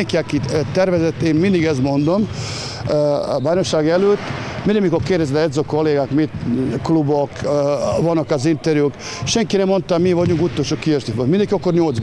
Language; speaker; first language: Hungarian; non-native, learner; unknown